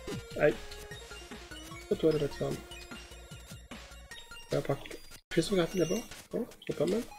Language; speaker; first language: French; native; French